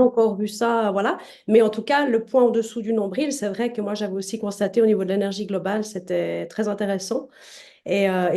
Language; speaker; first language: French; native; French